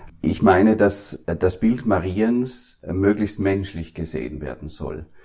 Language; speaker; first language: German; native; German